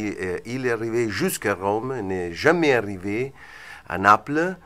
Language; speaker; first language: French; non-native, fluent; Italian